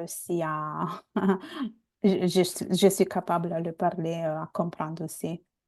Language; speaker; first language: French; non-native, fluent; Bangla